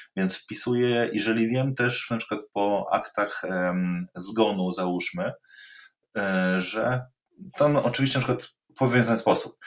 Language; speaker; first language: Polish; native; Polish